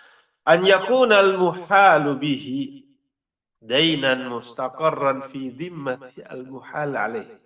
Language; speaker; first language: Arabic; non-native, fluent; Indonesian